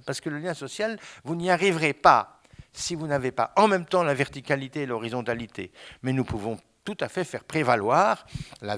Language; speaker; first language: French; native; French